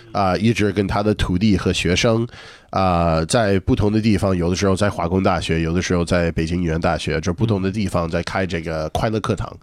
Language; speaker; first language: Chinese; non-native, fluent; English